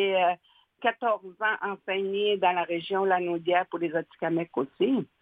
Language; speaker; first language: French; native; French